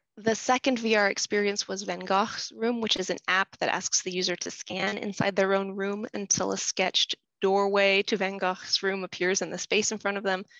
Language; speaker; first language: English; native; English